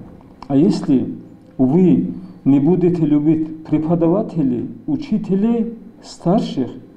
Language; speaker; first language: Russian; non-native, local second language; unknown